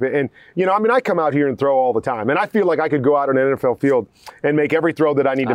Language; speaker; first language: English; native; English